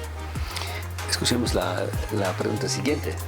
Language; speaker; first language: Spanish; non-native, fluent; German